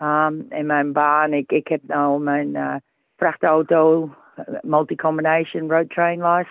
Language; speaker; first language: Dutch; early bilingual, heritage; Dutch